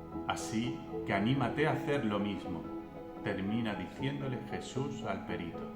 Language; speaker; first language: Spanish; native; Spanish